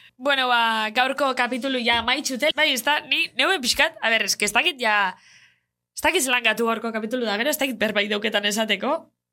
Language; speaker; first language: Basque; native; Basque